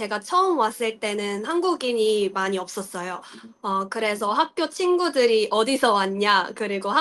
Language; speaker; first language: Korean; early bilingual, heritage; Korean